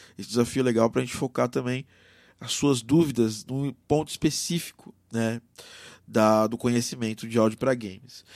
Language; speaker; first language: Portuguese; native; Portuguese